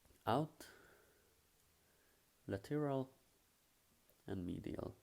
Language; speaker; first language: English; non-native, fluent; Hungarian